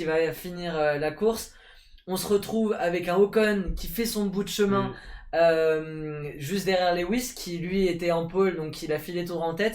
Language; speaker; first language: French; native; French